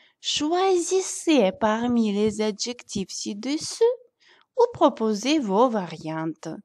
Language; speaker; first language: French; non-native, fluent; Russian